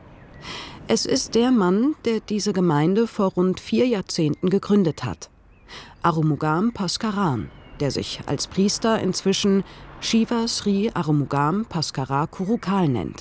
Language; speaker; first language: German; native; German